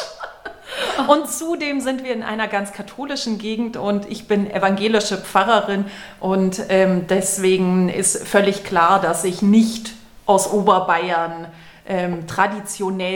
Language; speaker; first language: German; native; German